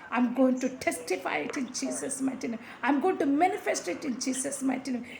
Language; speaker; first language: English; non-native, local second language; Telugu